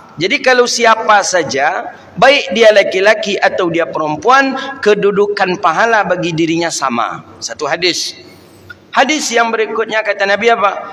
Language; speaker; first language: Malay; non-native, local second language; Minangkabau